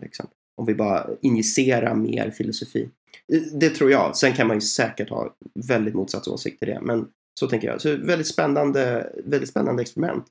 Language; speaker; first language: Swedish; native; Swedish